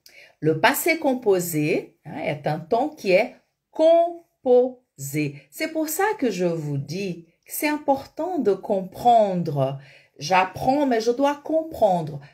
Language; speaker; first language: French; non-native, fluent; Portuguese